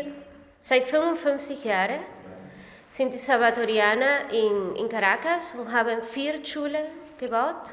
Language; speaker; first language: German; non-native, fluent; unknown